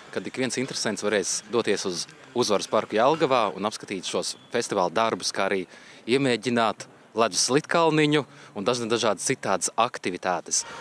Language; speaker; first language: Latvian; native; Latvian